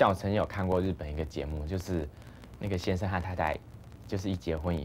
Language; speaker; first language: Chinese; native; Chinese